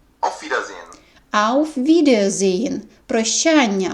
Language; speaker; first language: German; non-native, fluent; Ukrainian